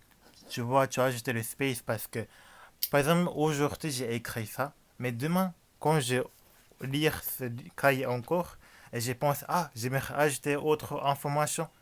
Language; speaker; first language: French; non-native, learner; Japanese